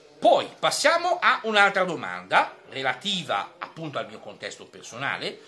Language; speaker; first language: Italian; non-native, fluent; French